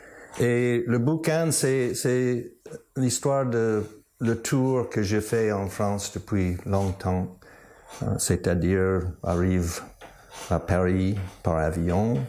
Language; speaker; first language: French; non-native, fluent; English